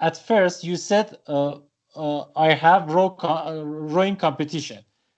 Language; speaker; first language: English; non-native, learner; Persian